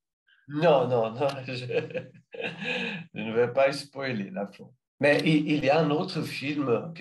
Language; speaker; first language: French; non-native, learner; Portuguese